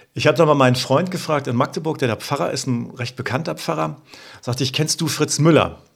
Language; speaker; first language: German; native; German